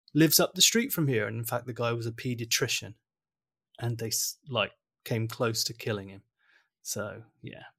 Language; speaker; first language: English; early bilingual, other home language; German